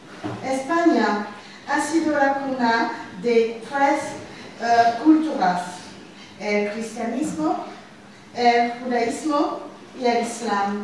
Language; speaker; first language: Spanish; non-native, learner; French